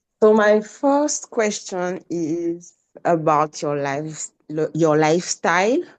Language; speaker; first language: English; non-native, learner; French